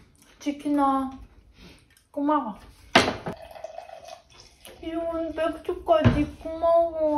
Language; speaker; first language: Korean; non-native, learner; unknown